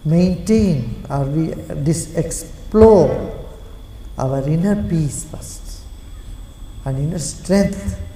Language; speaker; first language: English; non-native, local second language; Telugu